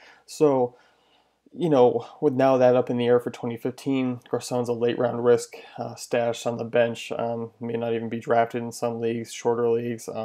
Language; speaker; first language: English; native; English